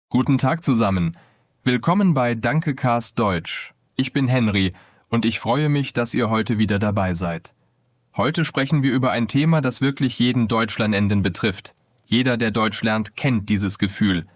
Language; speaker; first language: German; non-native, fluent; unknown